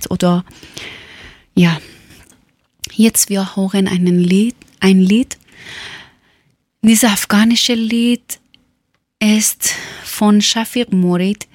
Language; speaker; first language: German; non-native, learner; Persian